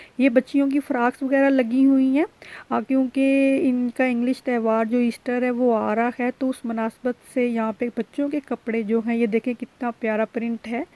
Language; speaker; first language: Urdu; native; Urdu